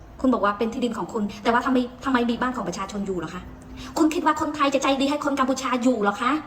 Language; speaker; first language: Thai; non-native, fluent; Khmer